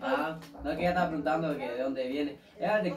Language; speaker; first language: Spanish; native; Spanish